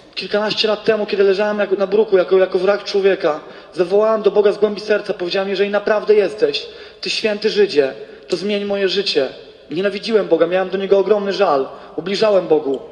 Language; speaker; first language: Polish; native; Polish